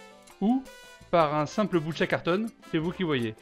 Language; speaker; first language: French; native; French